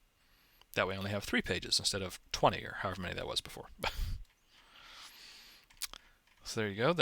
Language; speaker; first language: English; native; English